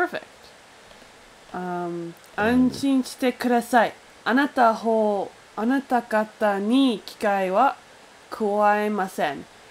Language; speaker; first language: Japanese; non-native, learner; English